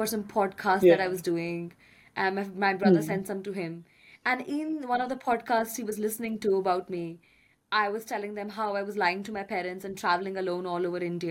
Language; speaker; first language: English; non-native, local second language; Hindi